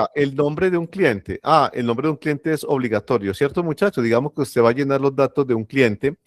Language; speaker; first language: Spanish; native; Spanish